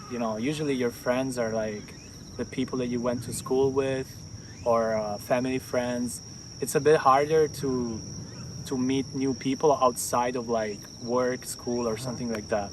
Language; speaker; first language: English; non-native, fluent; Italian